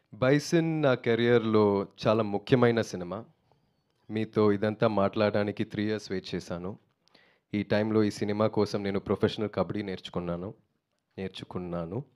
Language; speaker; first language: Telugu; non-native, learner; Tamil